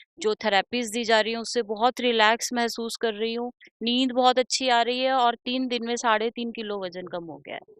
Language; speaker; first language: Hindi; native; Hindi